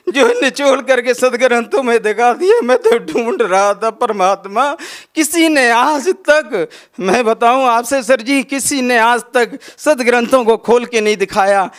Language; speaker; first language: Hindi; native; Hindi